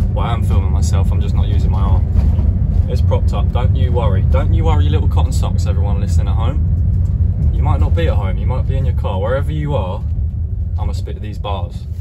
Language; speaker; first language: English; native; English